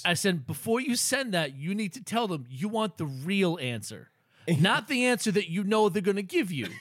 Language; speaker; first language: English; native; English